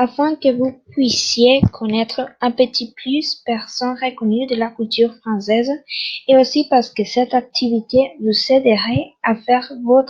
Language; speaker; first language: French; non-native, fluent; Spanish